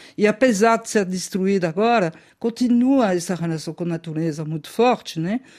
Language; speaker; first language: Portuguese; non-native, fluent; French